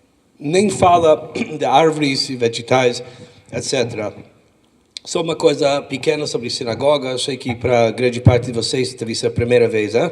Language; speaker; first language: Portuguese; non-native, fluent; English